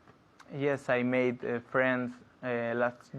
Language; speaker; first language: English; non-native, learner; Spanish